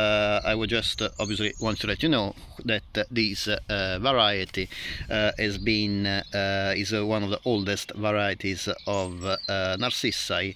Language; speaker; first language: English; non-native, fluent; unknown